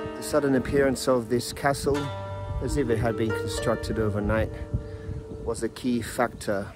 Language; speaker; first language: English; native; English